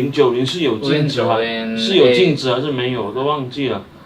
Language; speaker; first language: Chinese; native; Chinese